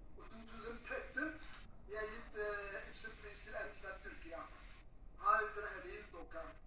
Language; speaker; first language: Norwegian; non-native, fluent; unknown